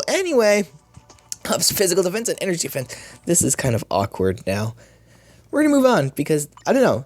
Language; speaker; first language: English; native; English